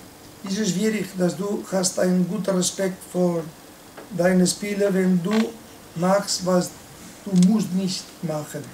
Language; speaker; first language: German; non-native, learner; Spanish